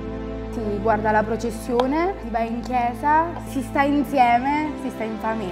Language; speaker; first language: Italian; native; Italian